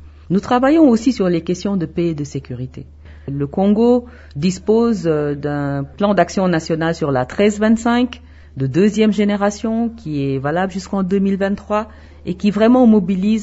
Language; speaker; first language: French; non-native, local second language; Wolof